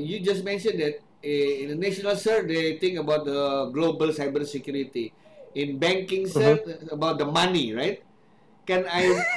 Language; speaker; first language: English; non-native, fluent; Indonesian